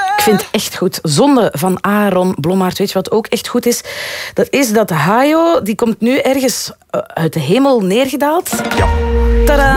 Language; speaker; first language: Dutch; native; Dutch